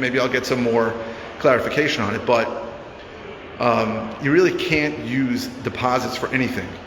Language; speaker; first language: English; native; English